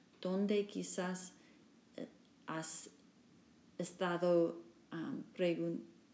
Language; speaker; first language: Spanish; non-native, learner; English